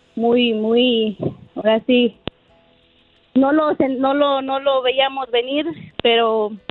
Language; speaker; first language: Spanish; native; Spanish